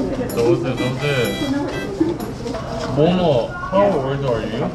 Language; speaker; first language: English; non-native, learner; Korean